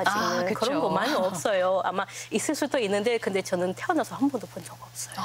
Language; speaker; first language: Korean; non-native, fluent; Thai